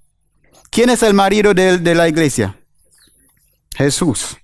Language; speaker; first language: Spanish; non-native, fluent; English